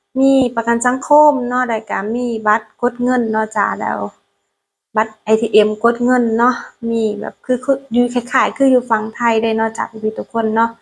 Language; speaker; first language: Thai; non-native, learner; Lao